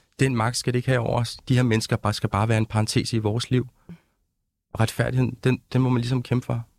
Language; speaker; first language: Danish; early bilingual, other home language; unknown